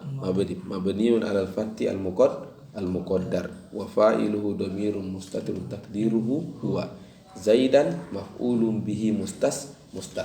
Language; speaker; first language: Arabic; non-native, fluent; Indonesian